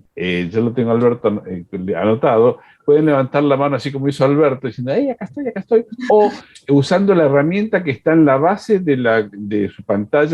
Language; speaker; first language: Spanish; native; Spanish